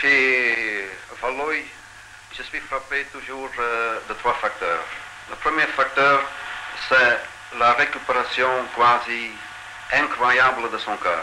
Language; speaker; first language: French; non-native, local second language; Dutch